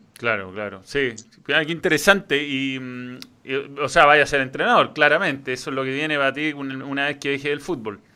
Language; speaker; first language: Spanish; native; Spanish